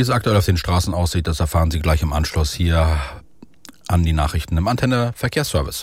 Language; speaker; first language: German; native; German